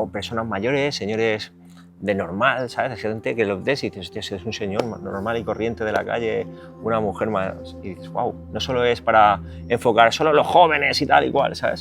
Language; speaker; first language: Spanish; native; Spanish